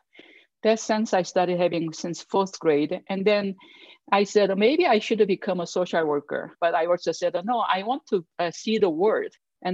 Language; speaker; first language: English; non-native, fluent; Korean